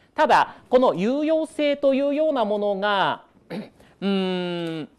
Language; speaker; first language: Japanese; native; Japanese